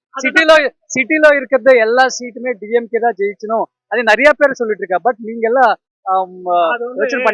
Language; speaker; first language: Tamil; non-native, fluent; Telugu